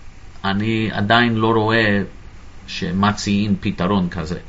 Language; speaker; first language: Hebrew; non-native, fluent; English